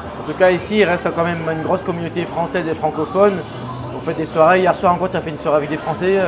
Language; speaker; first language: French; native; French